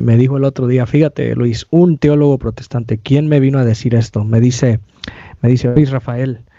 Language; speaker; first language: Spanish; native; Spanish